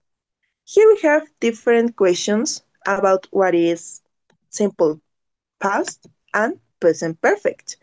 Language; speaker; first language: English; non-native, learner; Spanish